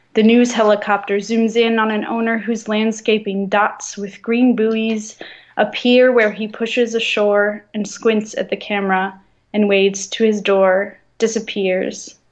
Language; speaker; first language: English; native; English